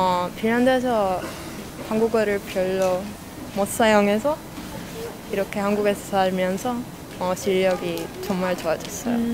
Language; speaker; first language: Korean; non-native, learner; Finnish